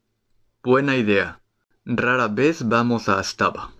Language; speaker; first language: Spanish; non-native, fluent; Japanese